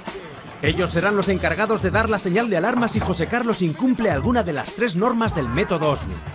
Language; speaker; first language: Spanish; native; Spanish